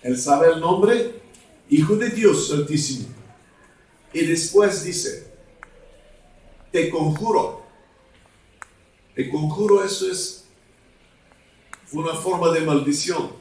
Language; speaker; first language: Spanish; non-native, fluent; Bulgarian